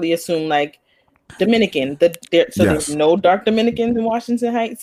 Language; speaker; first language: English; early bilingual, other home language; Spanish